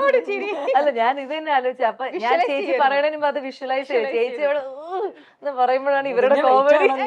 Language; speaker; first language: Malayalam; native; Malayalam